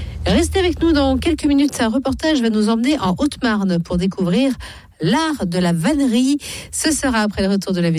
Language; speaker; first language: French; native; French